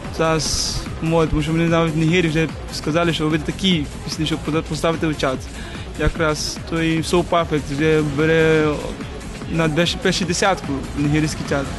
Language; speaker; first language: Ukrainian; non-native, learner; English